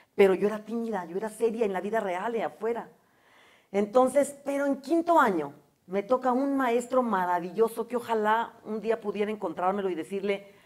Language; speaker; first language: Spanish; native; Spanish